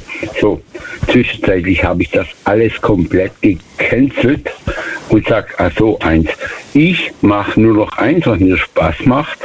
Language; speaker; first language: German; native; German